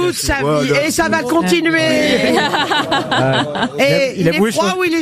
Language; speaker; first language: French; native; French